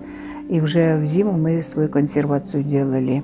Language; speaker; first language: Russian; native; Russian